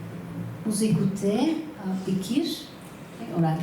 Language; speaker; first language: French; non-native, learner; Turkish